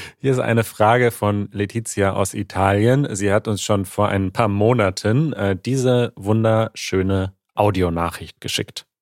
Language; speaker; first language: German; native; German